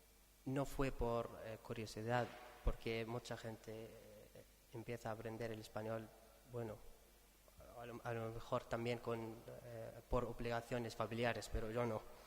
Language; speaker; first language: Spanish; non-native, fluent; Arabic